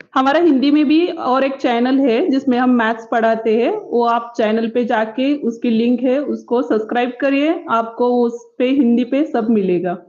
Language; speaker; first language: Hindi; non-native, local second language; Marathi